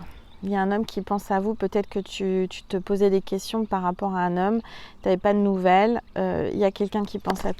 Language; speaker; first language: French; native; French